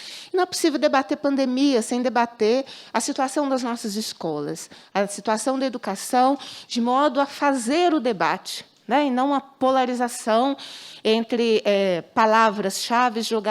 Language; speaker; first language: Portuguese; native; Portuguese